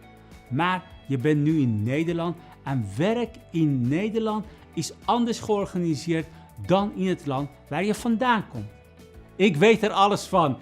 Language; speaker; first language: Dutch; non-native, fluent; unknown